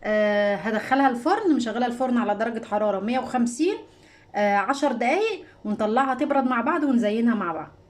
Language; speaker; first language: Arabic; native; Arabic